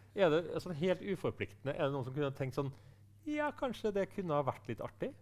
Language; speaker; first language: Norwegian; native; Norwegian